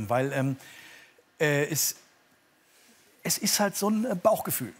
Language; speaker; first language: German; native; German